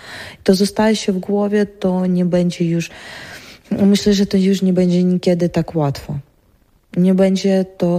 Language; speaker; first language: Polish; non-native, learner; Ukrainian